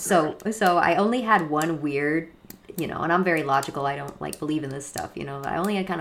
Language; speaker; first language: English; native; English